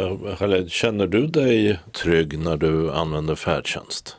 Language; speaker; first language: Swedish; native; Swedish